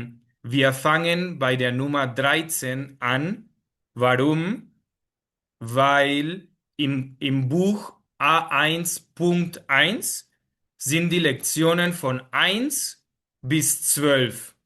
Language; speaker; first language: German; non-native, fluent; Spanish